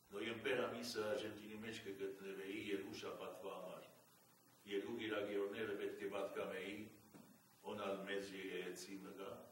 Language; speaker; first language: Armenian; early bilingual, heritage; Armenian